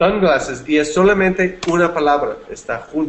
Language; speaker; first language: Spanish; non-native, fluent; English